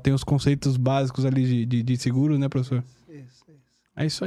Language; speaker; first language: Portuguese; native; Portuguese